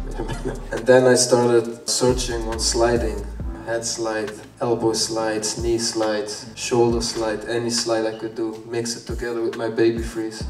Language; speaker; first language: English; non-native, fluent; Dutch